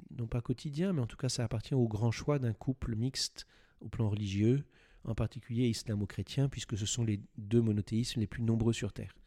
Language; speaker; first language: French; native; French